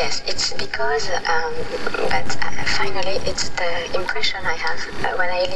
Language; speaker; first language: English; non-native, fluent; French